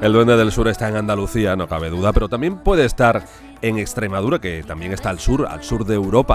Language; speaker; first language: Spanish; native; Spanish